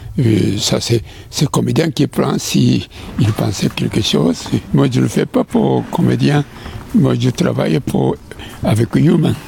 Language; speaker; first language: French; non-native, fluent; Japanese